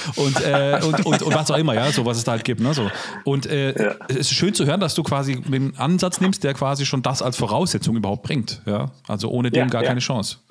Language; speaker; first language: German; native; German